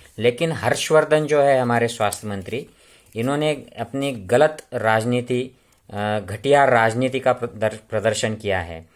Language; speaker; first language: Hindi; non-native, local second language; Marathi